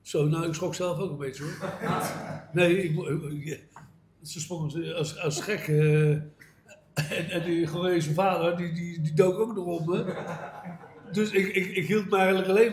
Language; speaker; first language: Dutch; native; Dutch